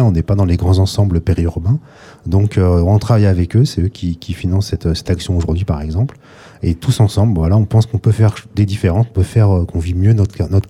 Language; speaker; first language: French; native; French